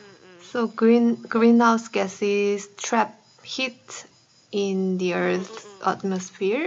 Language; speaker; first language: English; non-native, fluent; Korean